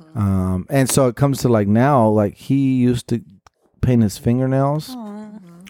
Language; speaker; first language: English; native; English